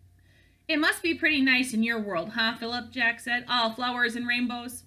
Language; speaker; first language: English; native; English